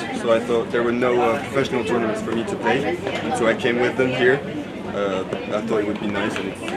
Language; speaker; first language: English; non-native, fluent; French